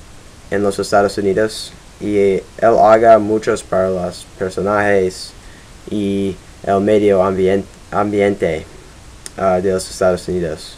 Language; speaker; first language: Spanish; non-native, learner; English